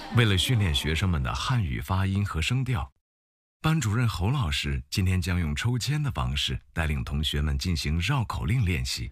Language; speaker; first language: Chinese; native; Chinese